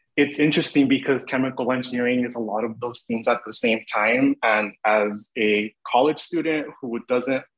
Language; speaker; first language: English; native; English